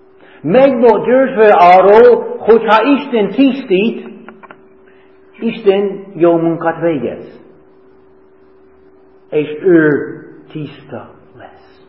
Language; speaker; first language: Hungarian; non-native, fluent; English